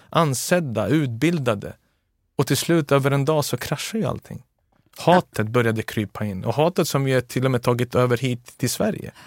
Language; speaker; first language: Swedish; early bilingual, other home language; Serbian